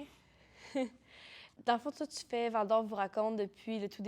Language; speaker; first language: French; native; French